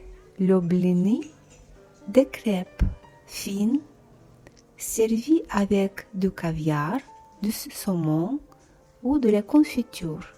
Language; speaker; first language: French; non-native, fluent; Russian